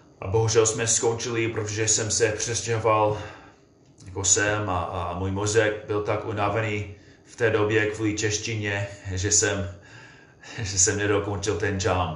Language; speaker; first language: Czech; non-native, fluent; English